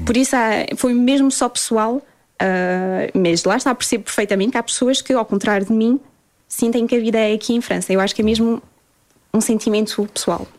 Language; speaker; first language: Portuguese; early bilingual, heritage; Portuguese